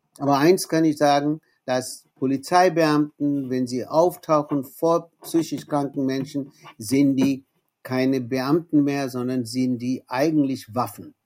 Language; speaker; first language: German; non-native, fluent; Bangla